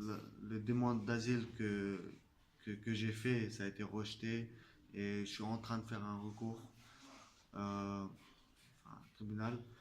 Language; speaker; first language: French; non-native, fluent; Chechen